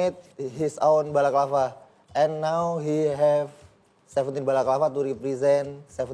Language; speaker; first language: English; non-native, learner; Indonesian